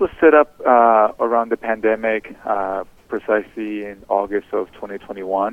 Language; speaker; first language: English; early bilingual, other home language; Spanish